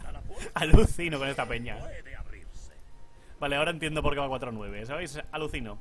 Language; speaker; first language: Spanish; native; Spanish